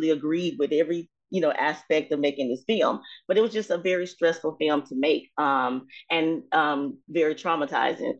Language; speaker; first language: English; native; English